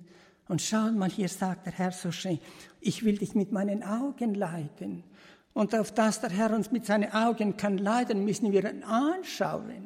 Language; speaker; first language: German; early bilingual, heritage; German